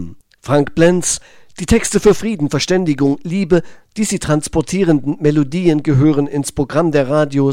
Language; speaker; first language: German; native; German